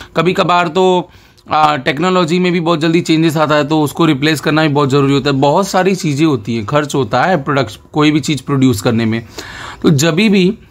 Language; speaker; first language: Hindi; non-native, local second language; Gujarati